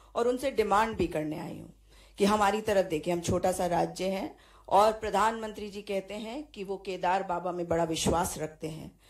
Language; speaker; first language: Hindi; native; Hindi